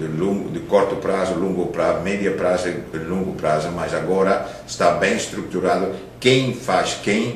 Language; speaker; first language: Portuguese; non-native, fluent; Dutch